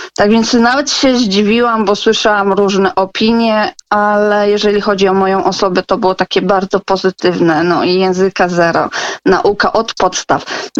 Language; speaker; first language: Polish; native; Polish